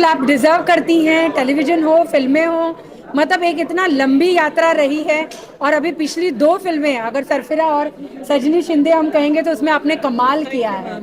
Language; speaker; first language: Hindi; native; Hindi